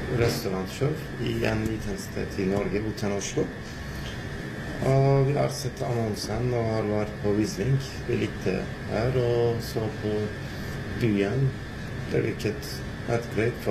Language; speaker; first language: Norwegian; non-native, learner; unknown